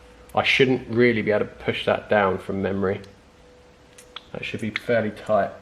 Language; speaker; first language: English; native; English